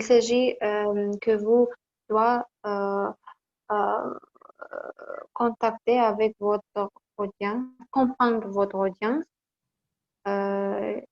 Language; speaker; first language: French; non-native, learner; Kazakh